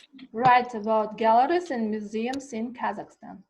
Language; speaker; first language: English; non-native, learner; Kazakh